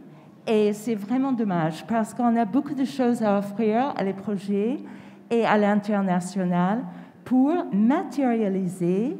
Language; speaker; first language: French; non-native, fluent; English